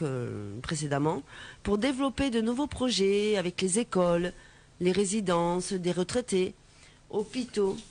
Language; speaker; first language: French; native; French